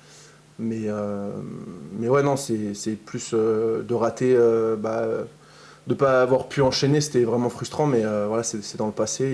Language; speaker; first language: French; native; French